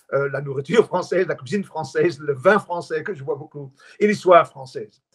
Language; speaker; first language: French; non-native, fluent; Dutch